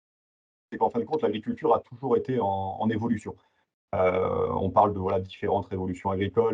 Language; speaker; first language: French; native; French